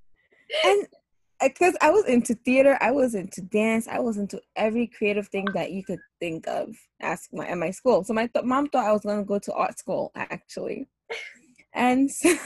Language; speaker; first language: English; non-native, local second language; Hausa